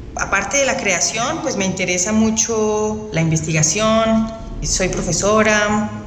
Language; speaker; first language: Spanish; native; Spanish